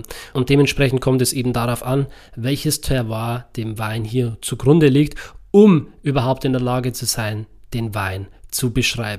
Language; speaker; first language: German; native; German